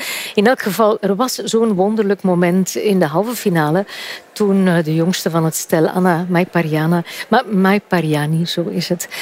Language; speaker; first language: Dutch; native; Dutch